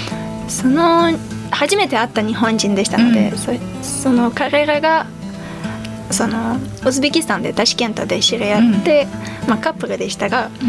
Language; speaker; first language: Japanese; non-native, fluent; Uzbek